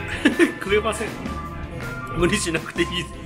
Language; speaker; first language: Japanese; native; Japanese